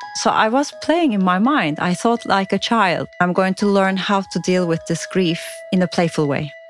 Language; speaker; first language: English; non-native, fluent; Turkish